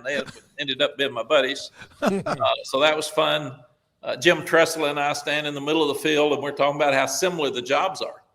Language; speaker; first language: English; native; English